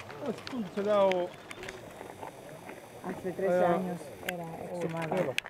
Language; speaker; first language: Spanish; non-native, fluent; Bosnian